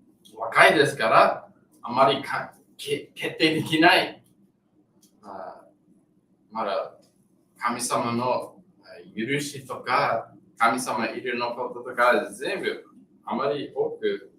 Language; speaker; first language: Japanese; non-native, learner; English